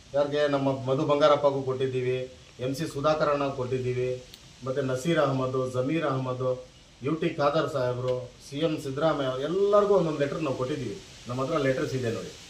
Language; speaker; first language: Kannada; non-native, local second language; Urdu